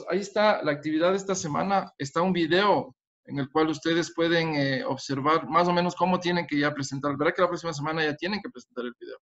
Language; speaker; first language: Spanish; native; Spanish